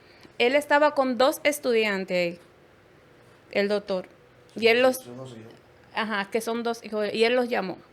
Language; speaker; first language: Spanish; native; Spanish